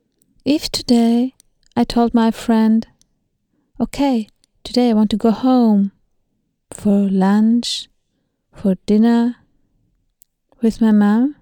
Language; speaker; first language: English; non-native, learner; Thai